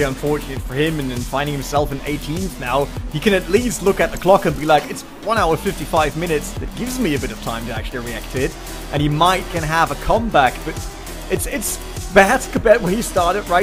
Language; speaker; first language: English; non-native, fluent; German